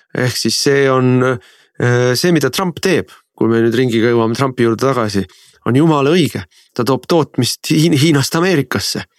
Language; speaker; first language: Estonian; native; Estonian